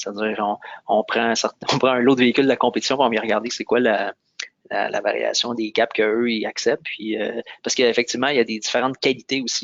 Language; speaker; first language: French; native; French